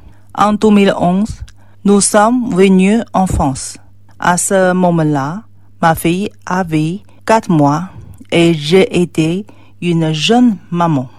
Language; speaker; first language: French; non-native, learner; Chinese